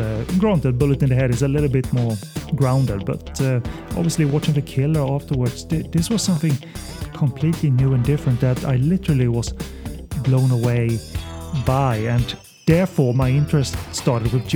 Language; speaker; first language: English; non-native, fluent; Swedish